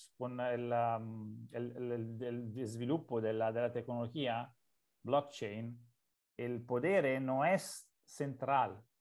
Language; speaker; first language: Spanish; non-native, learner; Italian